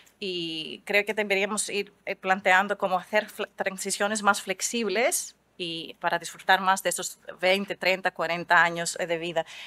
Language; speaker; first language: Spanish; non-native, fluent; Greek